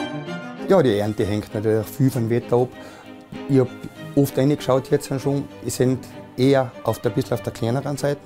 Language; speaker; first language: German; native; German